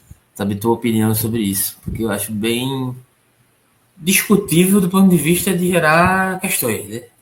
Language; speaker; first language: Portuguese; native; Portuguese